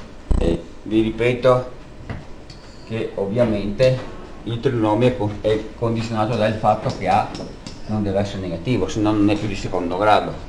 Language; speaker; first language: Italian; native; Italian